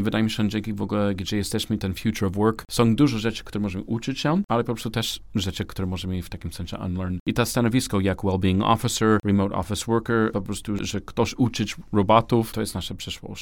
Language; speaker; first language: Polish; non-native, learner; English